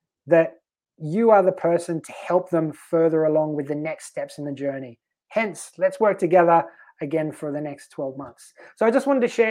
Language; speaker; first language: English; native; English